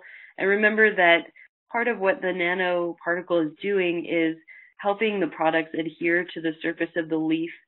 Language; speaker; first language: English; native; English